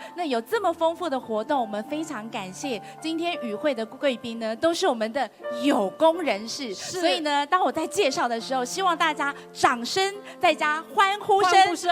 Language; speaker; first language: Chinese; native; Chinese